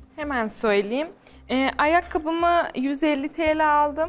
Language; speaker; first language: Turkish; non-native, fluent; Persian